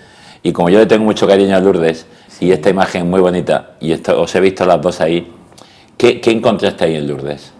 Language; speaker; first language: Spanish; native; Spanish